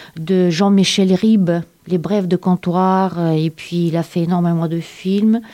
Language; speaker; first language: French; non-native, fluent; Russian